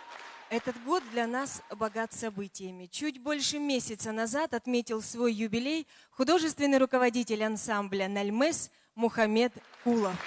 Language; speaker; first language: Russian; native; Russian